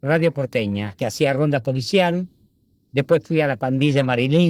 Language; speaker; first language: Spanish; early bilingual, other home language; Italian